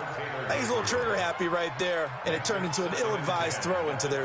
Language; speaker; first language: English; native; English